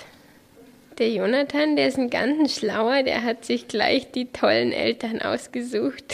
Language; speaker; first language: German; native; German